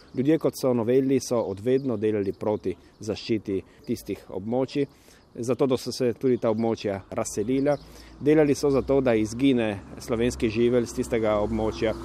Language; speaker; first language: Slovenian; native; Slovenian